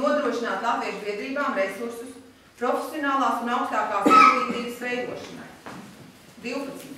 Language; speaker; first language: Latvian; native; Latvian